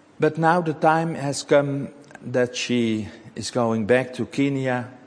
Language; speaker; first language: English; non-native, learner; Dutch